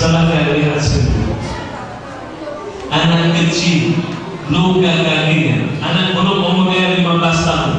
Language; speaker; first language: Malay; non-native, fluent; Arabic